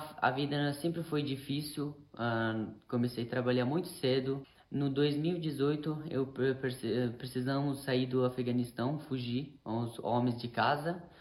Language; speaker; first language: Portuguese; non-native, learner; Persian